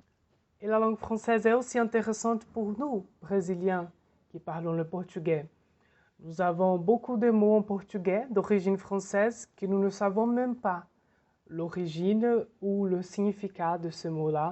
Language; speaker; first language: French; non-native, fluent; Portuguese